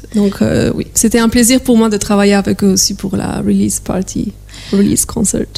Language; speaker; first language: French; non-native, fluent; Polish